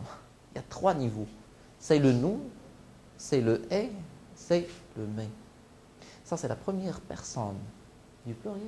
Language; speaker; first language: French; non-native, local second language; Arabic